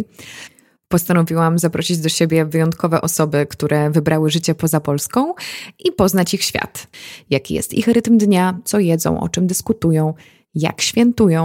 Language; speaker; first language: Polish; native; Polish